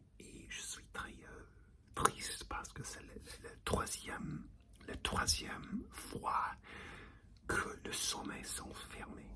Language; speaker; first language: French; non-native, learner; English